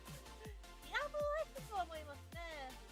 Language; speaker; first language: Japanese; non-native, learner; English